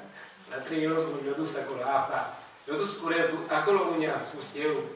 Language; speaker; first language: Romanian; non-native, learner; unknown